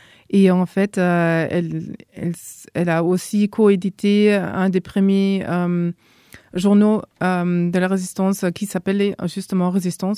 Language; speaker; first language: French; non-native, fluent; German